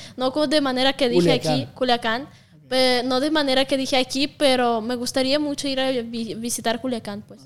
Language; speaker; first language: Spanish; non-native, fluent; Russian